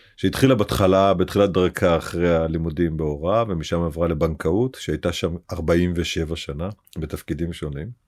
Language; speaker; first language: Hebrew; native; Hebrew